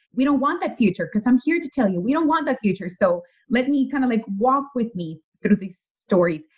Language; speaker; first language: English; non-native, fluent; Spanish